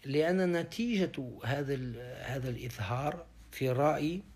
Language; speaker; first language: Arabic; non-native, fluent; German